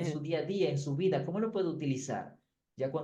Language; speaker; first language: Spanish; native; Spanish